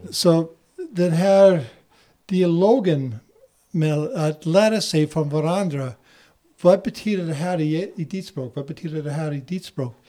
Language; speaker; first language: Swedish; non-native, fluent; English